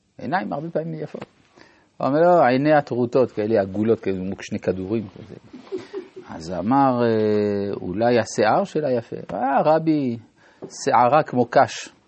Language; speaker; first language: Hebrew; non-native, fluent; French